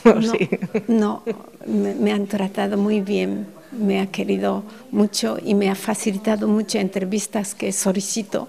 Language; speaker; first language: Spanish; non-native, fluent; Japanese